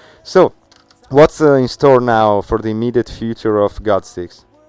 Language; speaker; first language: English; non-native, fluent; Italian